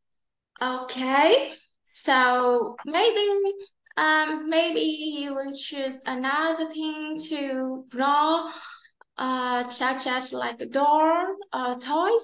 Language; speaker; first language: English; non-native, learner; Vietnamese